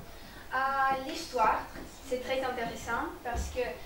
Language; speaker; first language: French; non-native, learner; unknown